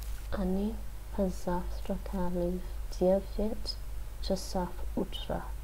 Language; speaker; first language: Russian; non-native, learner; English